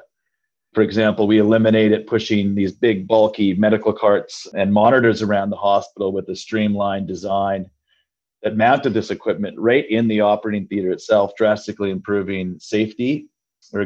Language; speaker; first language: English; native; English